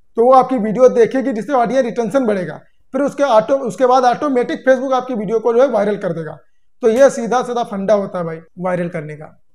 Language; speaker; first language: Hindi; native; Hindi